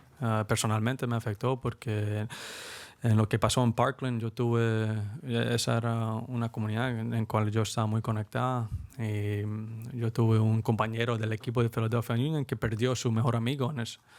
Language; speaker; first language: Spanish; early bilingual, heritage; Spanish